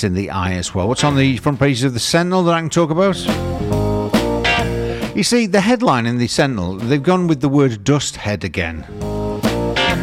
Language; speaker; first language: English; native; English